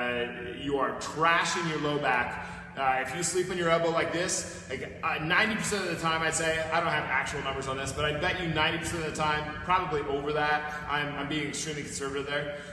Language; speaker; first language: English; native; English